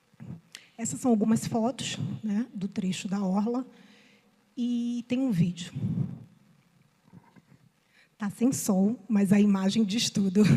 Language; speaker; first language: Portuguese; native; Portuguese